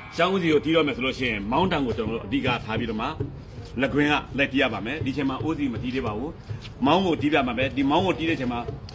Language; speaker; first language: Burmese; non-native, local second language; Shan